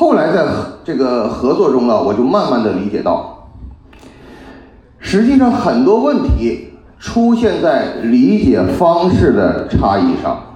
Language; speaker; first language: Chinese; native; Chinese